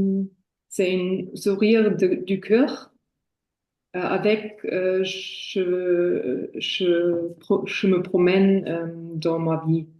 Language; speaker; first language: French; non-native, fluent; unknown